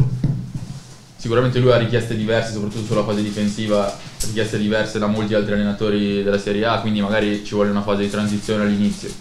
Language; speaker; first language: Italian; native; Italian